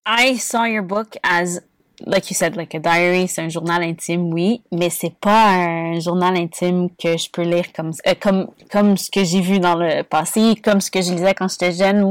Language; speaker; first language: French; native; French